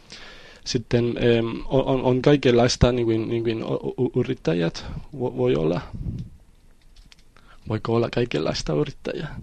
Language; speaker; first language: Finnish; non-native, fluent; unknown